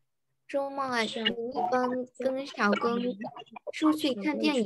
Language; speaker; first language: Chinese; non-native, learner; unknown